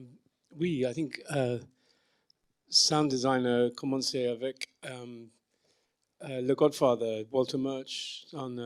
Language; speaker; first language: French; non-native, learner; English